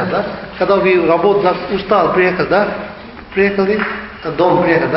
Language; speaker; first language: Russian; non-native, learner; Tibetan